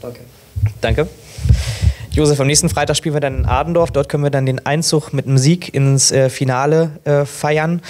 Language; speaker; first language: German; native; German